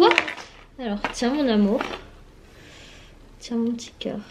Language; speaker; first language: French; native; French